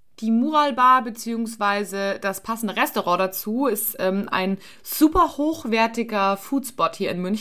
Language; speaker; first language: German; native; German